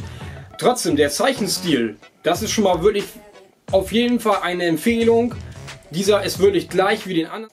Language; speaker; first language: German; native; German